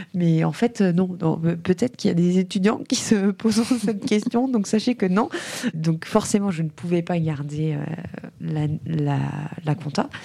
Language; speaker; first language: French; native; French